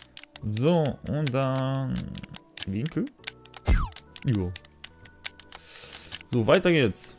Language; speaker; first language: German; non-native, learner; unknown